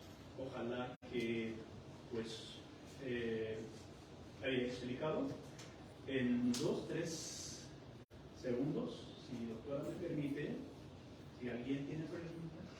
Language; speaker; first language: Spanish; non-native, fluent; Persian